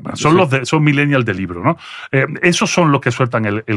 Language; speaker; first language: Spanish; early bilingual, other home language; French